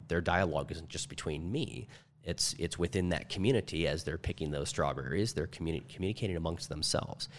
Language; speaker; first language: English; native; English